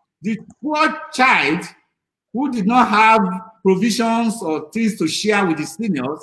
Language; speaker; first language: English; non-native, local second language; Yoruba